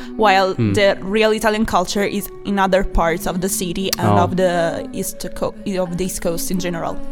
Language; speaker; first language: English; non-native, fluent; Italian